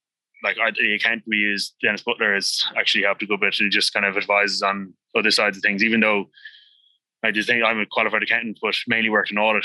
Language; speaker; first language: English; native; English